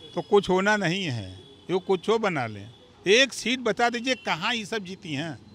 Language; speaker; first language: Hindi; native; Hindi